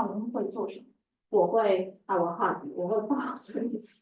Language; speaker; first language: Chinese; non-native, fluent; English